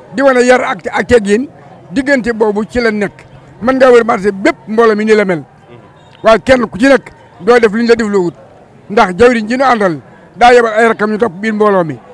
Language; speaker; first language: Wolof; native; Wolof